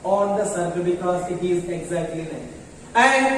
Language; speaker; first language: English; non-native, local second language; Malayalam